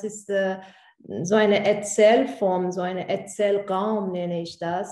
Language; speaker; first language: German; non-native, fluent; Persian